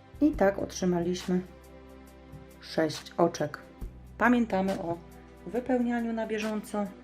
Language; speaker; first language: Polish; native; Polish